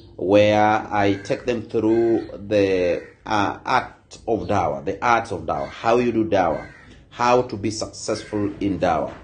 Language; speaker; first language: English; non-native, local second language; Luo (Kenya and Tanzania)